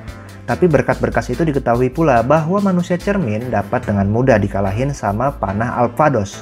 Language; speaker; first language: Indonesian; native; Indonesian